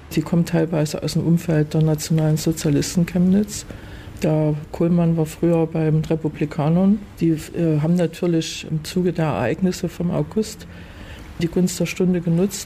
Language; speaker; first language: German; native; German